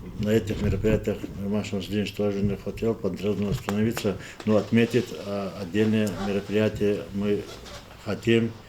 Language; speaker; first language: Russian; non-native, local second language; Lezghian